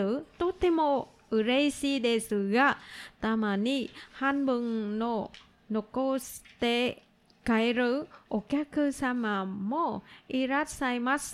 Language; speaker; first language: Japanese; non-native, learner; Vietnamese